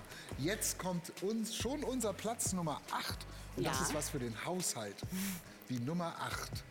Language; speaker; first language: German; native; German